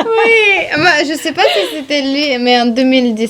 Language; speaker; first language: French; non-native, fluent; Bulgarian